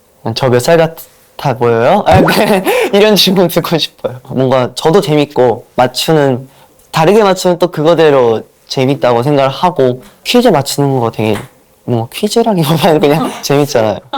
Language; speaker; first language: Korean; non-native, fluent; Japanese